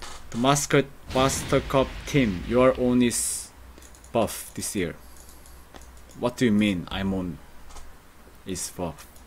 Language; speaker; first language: English; non-native, fluent; Korean